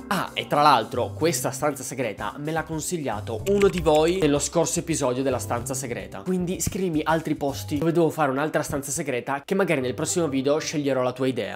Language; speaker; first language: Italian; native; Italian